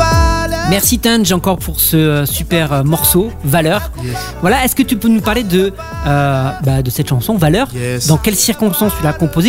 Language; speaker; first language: French; native; French